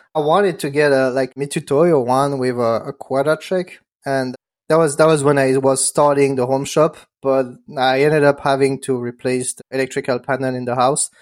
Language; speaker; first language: English; non-native, fluent; French